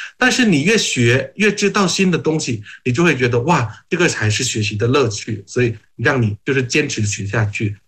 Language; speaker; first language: Chinese; non-native, fluent; Thai